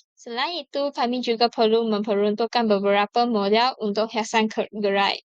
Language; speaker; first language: Malay; non-native, local second language; Chinese